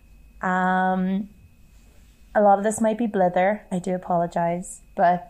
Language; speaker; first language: English; native; English